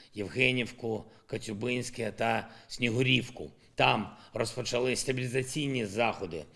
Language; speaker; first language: Ukrainian; non-native, local second language; Russian